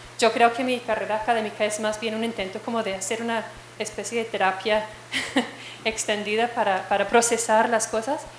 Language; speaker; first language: Spanish; non-native, fluent; English